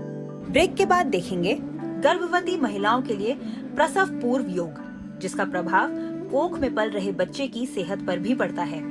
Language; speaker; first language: Hindi; native; Hindi